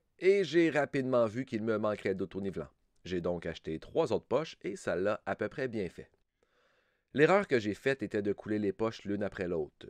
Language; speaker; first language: French; native; French